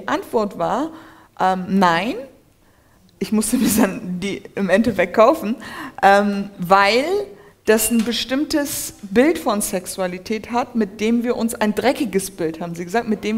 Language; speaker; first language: German; early bilingual, other home language; Turkish